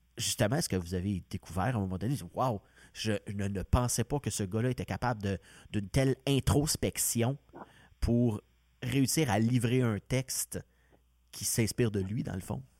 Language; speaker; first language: French; native; French